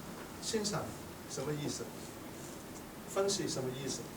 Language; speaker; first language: Chinese; non-native, local second language; Cantonese